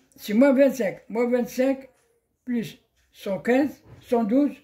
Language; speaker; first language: French; non-native, local second language; Arabic